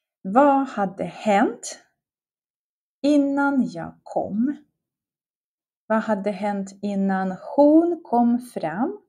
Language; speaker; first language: Swedish; non-native, fluent; Russian